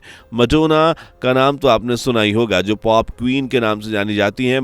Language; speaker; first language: Hindi; native; Hindi